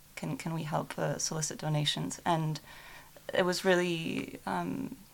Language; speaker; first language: English; early bilingual, other home language; Ukrainian